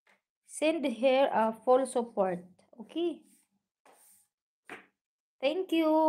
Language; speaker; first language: English; non-native, learner; Filipino